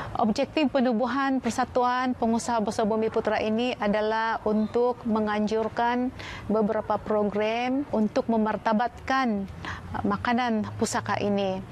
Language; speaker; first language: Malay; non-native, local second language; Central Dusun